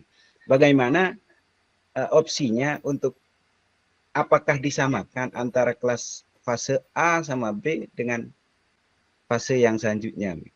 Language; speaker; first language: Indonesian; non-native, local second language; Javanese